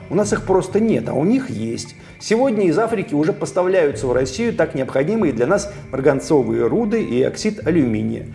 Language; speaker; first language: Russian; native; Russian